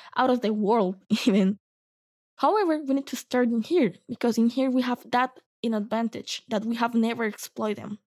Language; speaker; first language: English; non-native, fluent; Spanish